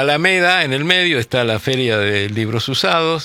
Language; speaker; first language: Spanish; native; Spanish